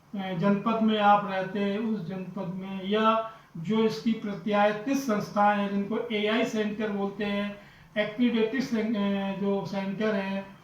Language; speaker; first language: Hindi; native; Hindi